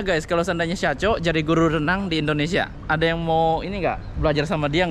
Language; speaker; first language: Indonesian; native; Indonesian